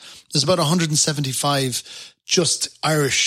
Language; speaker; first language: English; native; English